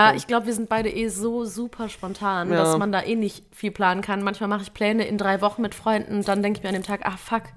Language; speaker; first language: German; early bilingual, other home language; Vietnamese